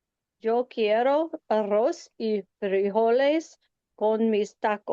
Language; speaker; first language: Spanish; non-native, learner; English